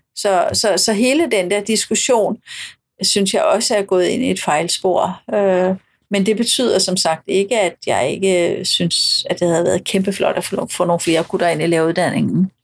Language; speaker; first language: Danish; native; Danish